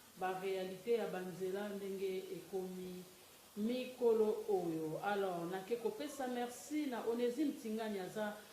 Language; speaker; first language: Lingala; native; Lingala